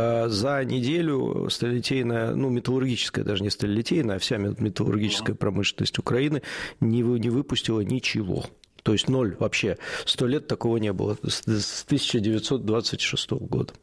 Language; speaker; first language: Russian; native; Russian